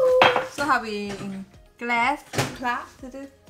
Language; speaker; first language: Danish; non-native, learner; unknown